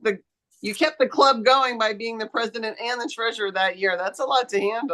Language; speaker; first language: English; native; English